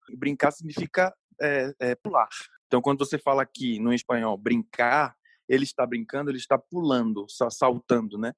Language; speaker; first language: Portuguese; native; Portuguese